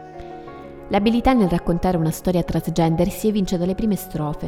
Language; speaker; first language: Italian; native; Italian